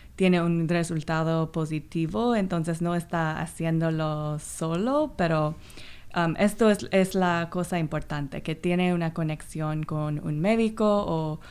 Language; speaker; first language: Spanish; non-native, fluent; Korean